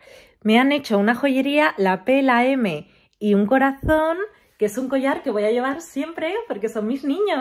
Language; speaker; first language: Spanish; native; Spanish